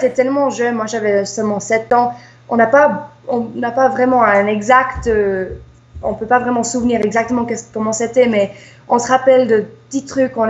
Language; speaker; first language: French; early bilingual, heritage; English